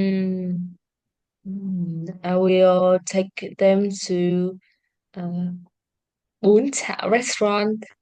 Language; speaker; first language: English; non-native, learner; Vietnamese